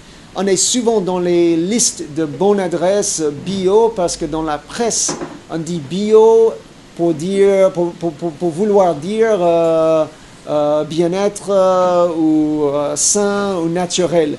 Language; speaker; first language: French; non-native, fluent; English